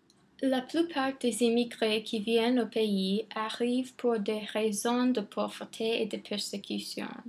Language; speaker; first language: French; non-native, fluent; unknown